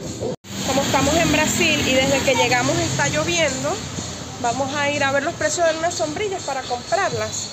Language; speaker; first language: Spanish; native; Spanish